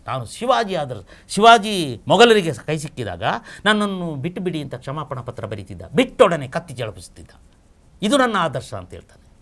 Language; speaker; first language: Kannada; non-native, local second language; Kodava